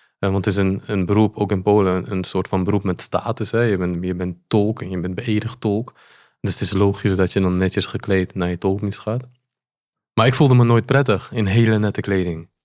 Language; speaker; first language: Dutch; early bilingual, other home language; Polish